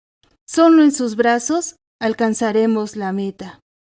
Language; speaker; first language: Spanish; native; Spanish